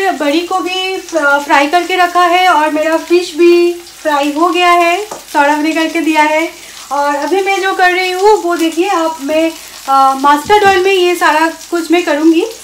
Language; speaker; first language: Hindi; non-native, local second language; Bangla